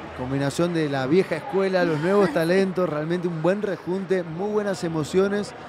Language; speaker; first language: Spanish; native; Spanish